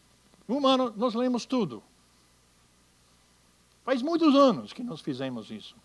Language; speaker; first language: Portuguese; non-native, fluent; English